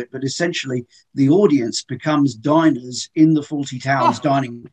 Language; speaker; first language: English; native; English